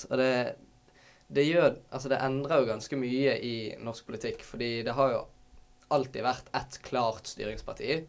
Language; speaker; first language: Norwegian; native; Norwegian